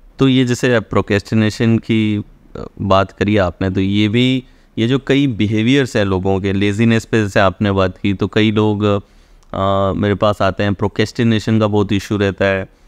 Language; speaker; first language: Hindi; native; Hindi